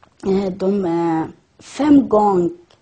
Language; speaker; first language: Swedish; non-native, learner; Persian